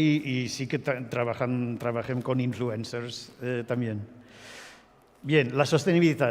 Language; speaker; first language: Spanish; non-native, fluent; English